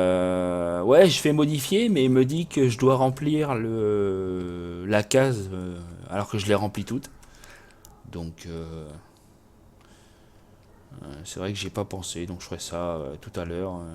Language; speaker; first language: French; native; French